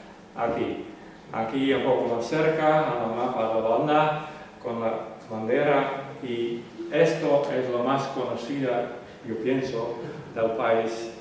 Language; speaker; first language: Spanish; non-native, learner; Western Frisian